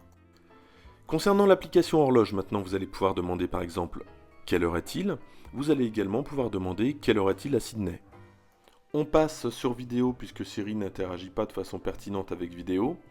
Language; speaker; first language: French; native; French